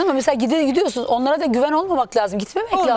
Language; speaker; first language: Turkish; native; Turkish